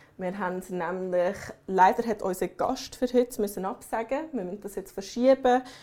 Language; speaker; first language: German; early bilingual, other home language; English